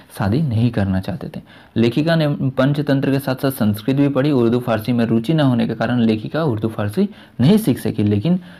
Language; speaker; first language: Hindi; native; Hindi